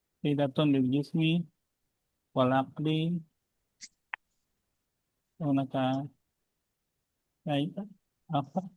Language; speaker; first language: Arabic; non-native, fluent; Indonesian